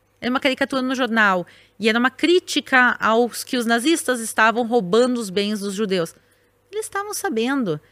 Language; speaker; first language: Portuguese; native; Portuguese